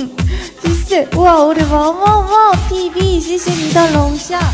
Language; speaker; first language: Chinese; non-native, learner; Korean